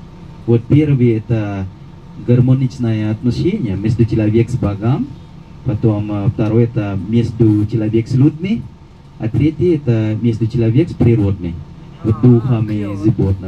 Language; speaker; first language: Russian; non-native, fluent; Balinese